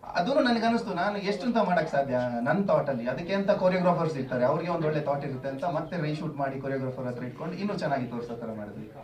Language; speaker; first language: Kannada; non-native, local second language; Tulu